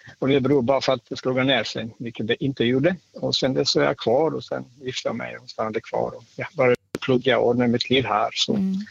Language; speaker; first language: Swedish; non-native, fluent; Bosnian